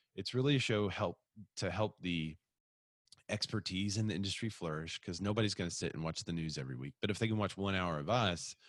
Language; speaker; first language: English; native; English